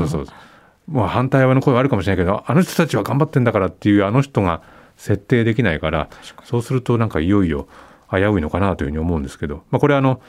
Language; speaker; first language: Japanese; native; Japanese